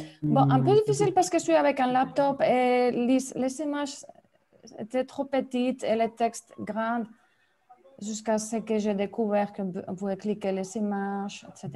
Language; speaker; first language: French; non-native, fluent; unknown